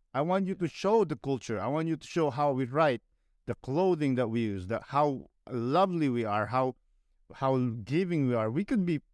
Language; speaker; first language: English; non-native, local second language; Filipino